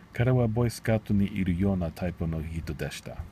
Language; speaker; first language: Japanese; non-native, learner; English